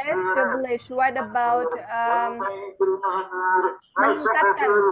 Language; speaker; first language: English; non-native, fluent; Indonesian